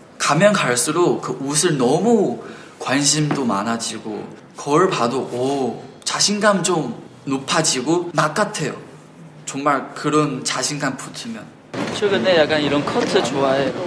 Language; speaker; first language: Korean; non-native, fluent; Chinese